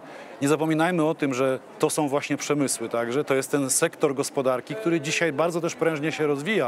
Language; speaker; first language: Polish; native; Polish